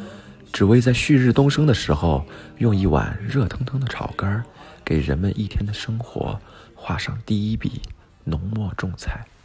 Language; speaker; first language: Chinese; native; Chinese